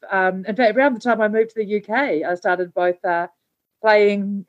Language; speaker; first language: English; native; English